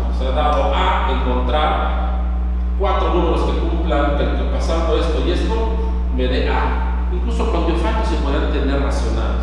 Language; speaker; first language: Spanish; native; Spanish